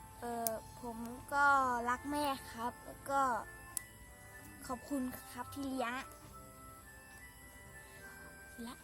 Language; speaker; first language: Thai; native; Thai